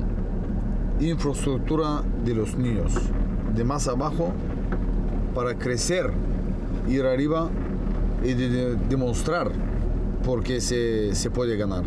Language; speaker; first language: Spanish; non-native, fluent; Bulgarian